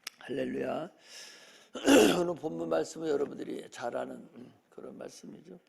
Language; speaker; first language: Korean; native; Korean